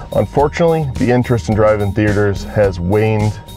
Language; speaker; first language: English; native; English